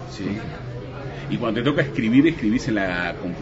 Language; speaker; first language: Spanish; native; Spanish